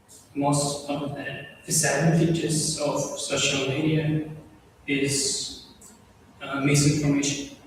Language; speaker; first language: English; non-native, fluent; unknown